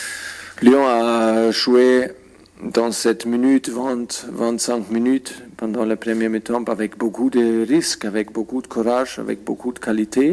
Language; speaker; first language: French; non-native, fluent; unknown